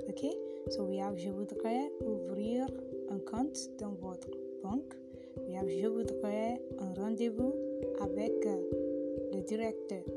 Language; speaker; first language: French; non-native, fluent; Yoruba